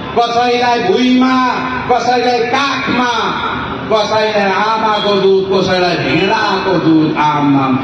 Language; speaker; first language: Nepali; native; Nepali